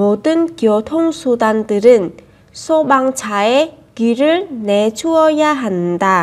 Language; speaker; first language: Korean; non-native, fluent; Vietnamese